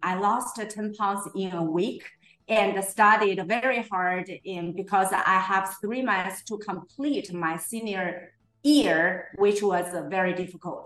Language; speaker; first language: English; non-native, fluent; Chinese